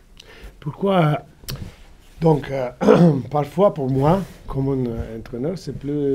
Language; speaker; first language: French; non-native, fluent; Italian